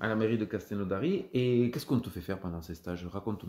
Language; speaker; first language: French; native; French